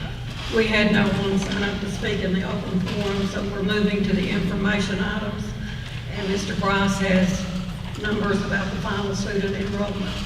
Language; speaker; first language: English; native; English